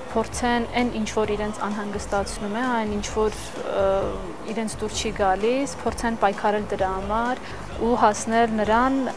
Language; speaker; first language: Armenian; native; Armenian